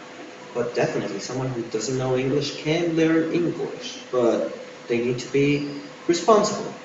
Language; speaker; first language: English; non-native, fluent; Spanish